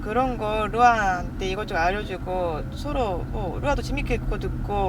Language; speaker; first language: Korean; non-native, fluent; Japanese